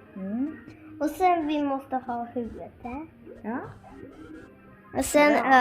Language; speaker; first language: Swedish; early bilingual, other home language; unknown